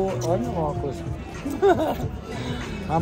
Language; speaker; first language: Portuguese; native; Portuguese